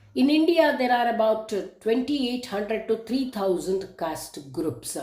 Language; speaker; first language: English; non-native, local second language; Kannada